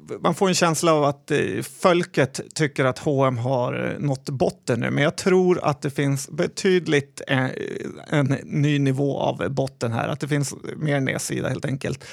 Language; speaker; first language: Swedish; native; Swedish